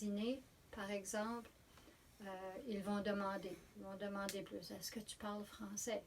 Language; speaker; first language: French; native; French